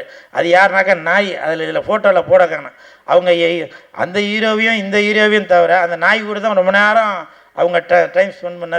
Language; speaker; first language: Tamil; native; Tamil